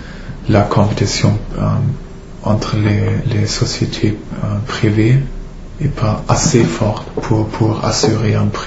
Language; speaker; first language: French; non-native, fluent; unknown